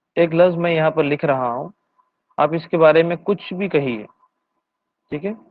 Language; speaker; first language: Urdu; native; Urdu